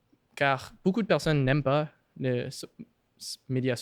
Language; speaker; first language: French; non-native, local second language; English